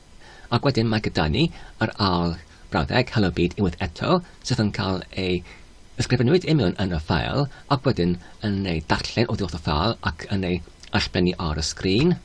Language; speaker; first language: Welsh; non-native, fluent; English